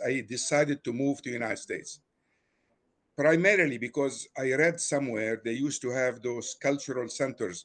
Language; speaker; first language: English; non-native, fluent; Arabic